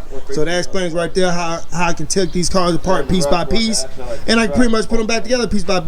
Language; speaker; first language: English; native; English